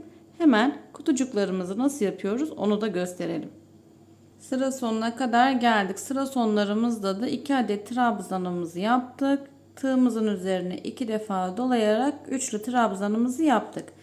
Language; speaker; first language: Turkish; native; Turkish